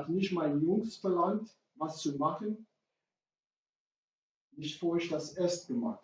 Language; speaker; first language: German; non-native, fluent; English